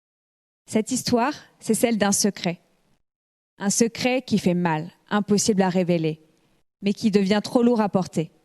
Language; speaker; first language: French; native; French